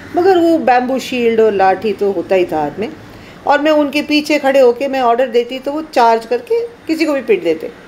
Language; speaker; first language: Hindi; native; Hindi